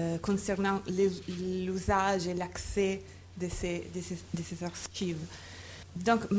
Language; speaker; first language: French; non-native, fluent; Italian